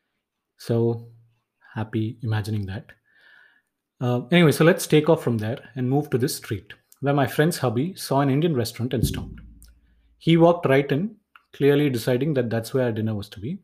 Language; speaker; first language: English; non-native, local second language; Tamil